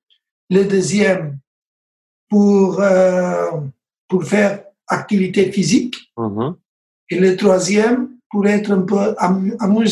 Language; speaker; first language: French; non-native, learner; Spanish